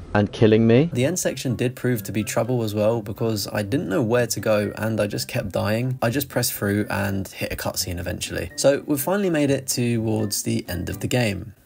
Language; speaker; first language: English; native; English